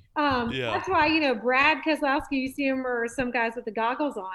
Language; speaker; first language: English; native; English